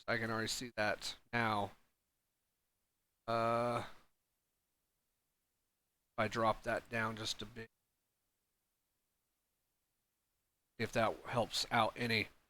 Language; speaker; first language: English; native; English